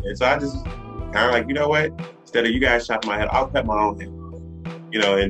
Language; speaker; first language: English; native; English